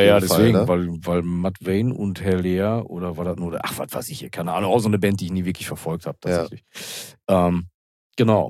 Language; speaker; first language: German; native; German